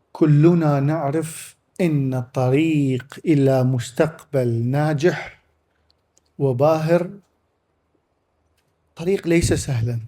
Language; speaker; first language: Arabic; native; Arabic